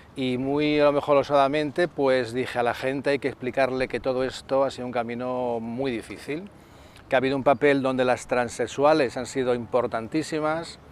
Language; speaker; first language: Spanish; native; Spanish